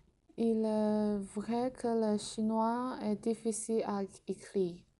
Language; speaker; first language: French; non-native, learner; Chinese